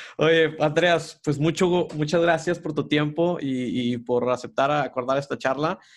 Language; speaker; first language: Spanish; native; Spanish